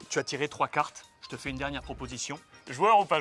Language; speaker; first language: French; native; French